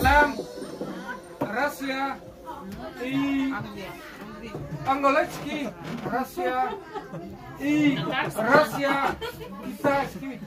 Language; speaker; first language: Russian; non-native, learner; Vietnamese